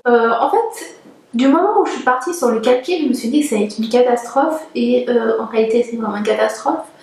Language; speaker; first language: French; native; French